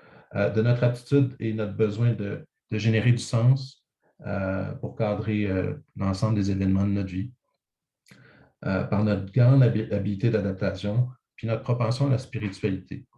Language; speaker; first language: French; native; French